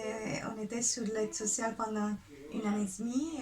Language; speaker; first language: French; non-native, fluent; Spanish